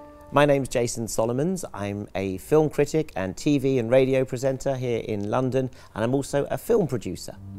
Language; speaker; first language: English; native; English